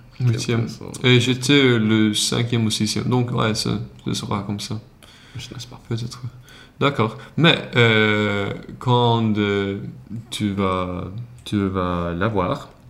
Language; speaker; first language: French; non-native, learner; Swedish